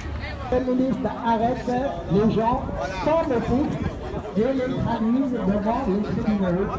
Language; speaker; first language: French; non-native, fluent; Vietnamese